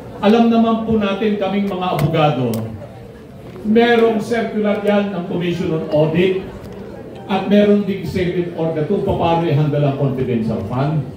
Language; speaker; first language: Filipino; non-native, local second language; Iloko